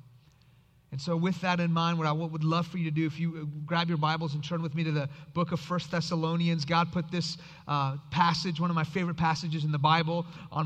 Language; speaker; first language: English; early bilingual, other home language; Persian